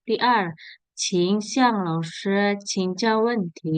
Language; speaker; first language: Chinese; non-native, fluent; Indonesian